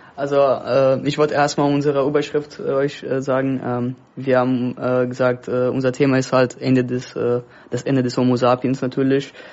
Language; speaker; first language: German; non-native, fluent; Persian